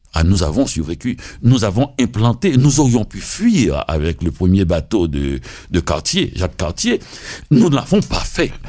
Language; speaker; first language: French; non-native, local second language; Haitian Creole